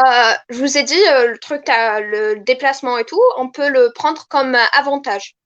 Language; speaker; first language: French; non-native, local second language; Arabic